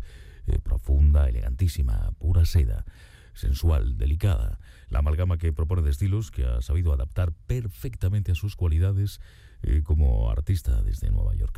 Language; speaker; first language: Spanish; native; Spanish